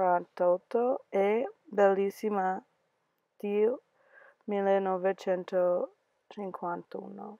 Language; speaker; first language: Italian; non-native, learner; English